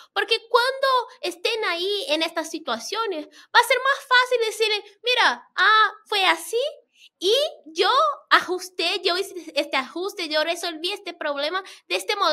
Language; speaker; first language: Spanish; non-native, fluent; Portuguese